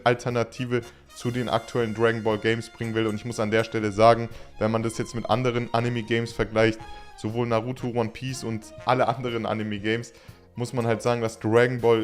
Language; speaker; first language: German; native; German